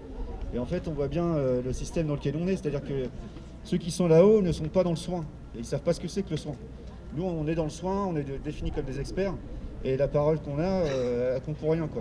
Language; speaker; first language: French; native; French